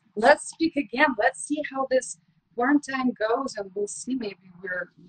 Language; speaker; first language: English; non-native, fluent; Russian